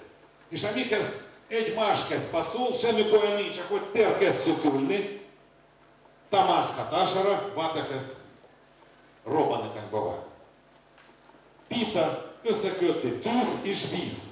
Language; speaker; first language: Hungarian; non-native, learner; Russian